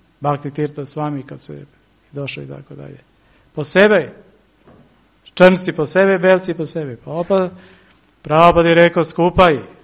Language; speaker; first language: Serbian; early bilingual, heritage; Serbian